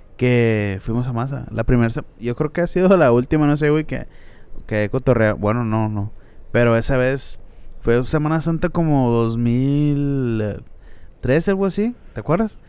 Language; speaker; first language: Spanish; native; Spanish